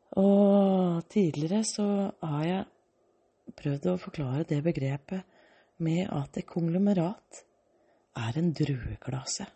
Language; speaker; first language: Norwegian; early bilingual, other home language; Danish